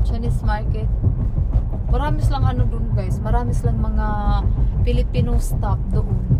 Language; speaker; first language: Filipino; non-native, local second language; Cebuano